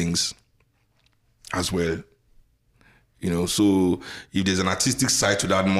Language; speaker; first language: English; non-native, local second language; Yoruba